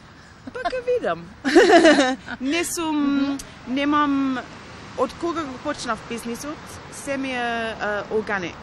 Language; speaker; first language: Macedonian; early bilingual, heritage; Macedonian